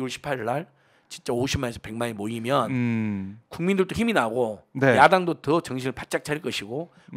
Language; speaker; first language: Korean; native; Korean